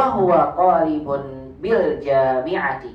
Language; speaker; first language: Arabic; non-native, fluent; Indonesian